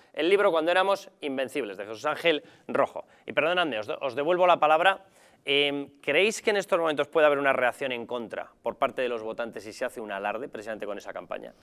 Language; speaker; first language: Spanish; native; Spanish